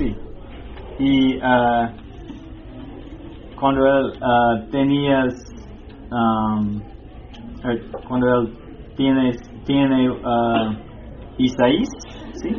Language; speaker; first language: Spanish; non-native, fluent; English